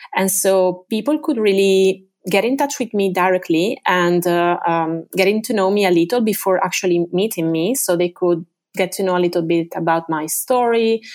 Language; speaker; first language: English; non-native, fluent; Italian